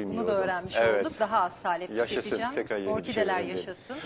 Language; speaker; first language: Turkish; native; Turkish